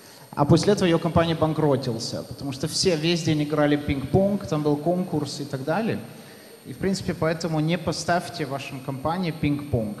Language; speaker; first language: Russian; non-native, fluent; Dutch